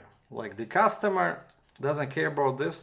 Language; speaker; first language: English; non-native, fluent; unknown